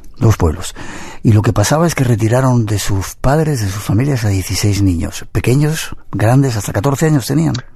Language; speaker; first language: Spanish; native; Spanish